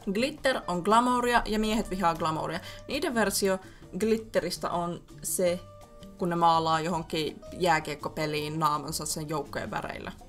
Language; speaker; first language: Finnish; native; Finnish